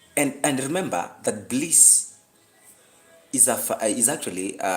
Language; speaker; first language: English; non-native, local second language; Gusii